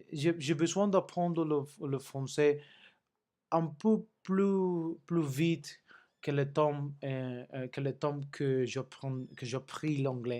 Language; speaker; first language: French; non-native, learner; Spanish